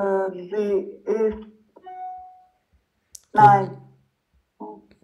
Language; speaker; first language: German; non-native, learner; Croatian